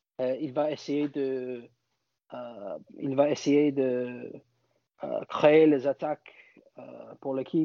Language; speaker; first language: French; non-native, fluent; English